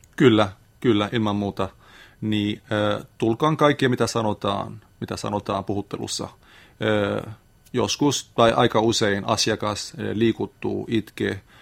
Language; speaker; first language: Finnish; non-native, fluent; Arabic